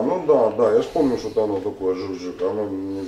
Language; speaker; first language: Russian; native; Russian